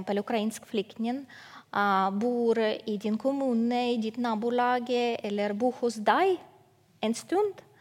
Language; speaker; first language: Norwegian; non-native, fluent; Ukrainian